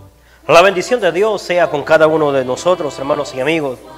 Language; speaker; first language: Spanish; native; Spanish